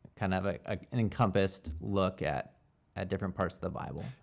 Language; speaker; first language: English; native; English